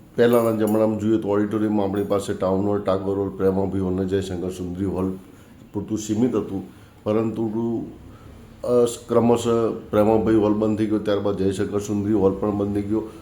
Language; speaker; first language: Gujarati; native; Gujarati